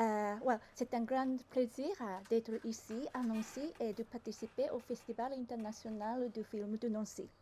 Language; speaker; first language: French; non-native, learner; Japanese